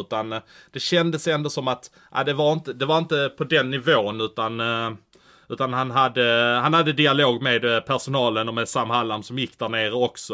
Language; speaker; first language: Swedish; native; Swedish